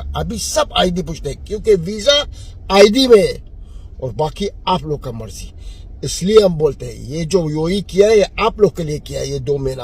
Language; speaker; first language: Hindi; non-native, learner; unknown